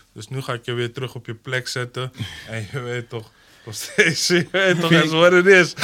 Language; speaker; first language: Dutch; early bilingual, other home language; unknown